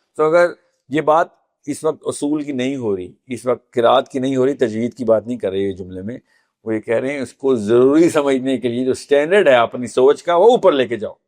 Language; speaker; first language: Urdu; native; Urdu